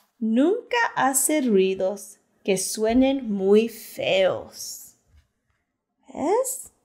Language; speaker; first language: Spanish; early bilingual, heritage; Spanish